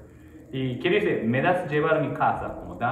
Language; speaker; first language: Spanish; non-native, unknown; Japanese